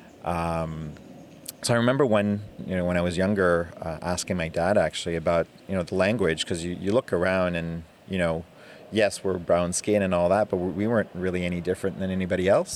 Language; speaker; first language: English; non-native, fluent; French